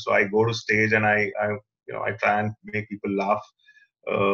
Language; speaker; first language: English; non-native, local second language; Hindi